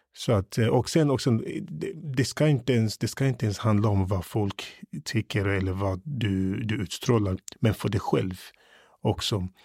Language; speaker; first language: Swedish; early bilingual, other home language; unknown